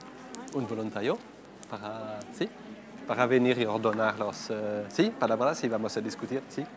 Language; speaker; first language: Spanish; non-native, fluent; French